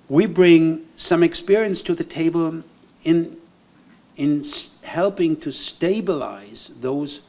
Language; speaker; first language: English; non-native, fluent; German